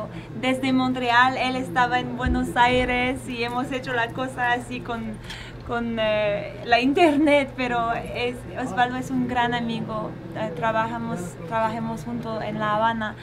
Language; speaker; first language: Spanish; non-native, learner; French